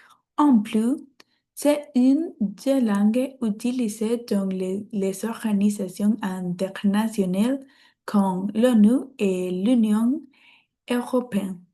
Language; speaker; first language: French; non-native, learner; Spanish